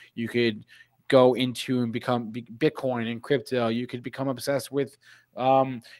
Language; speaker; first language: English; native; English